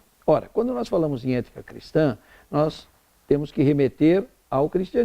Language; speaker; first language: Portuguese; native; Portuguese